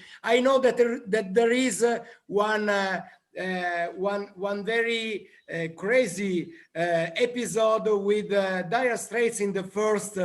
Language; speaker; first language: English; non-native, learner; Italian